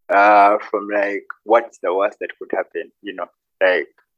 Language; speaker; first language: English; non-native, local second language; Ganda